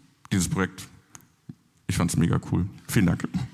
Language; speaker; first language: German; native; German